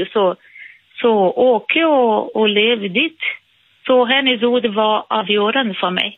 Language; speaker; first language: Swedish; non-native, fluent; Portuguese